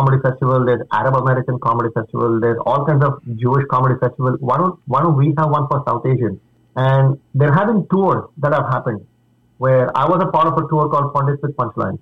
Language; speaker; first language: English; non-native, local second language; Marathi